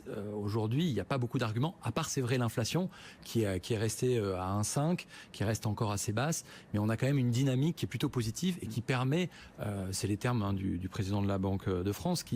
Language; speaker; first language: French; native; French